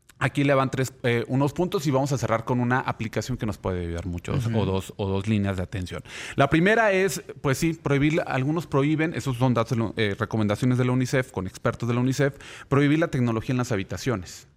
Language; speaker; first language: Spanish; native; Spanish